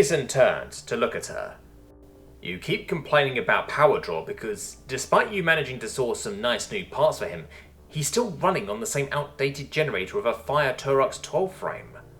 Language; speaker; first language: English; native; English